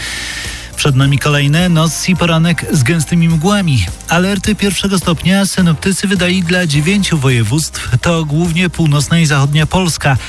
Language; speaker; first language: Polish; native; Polish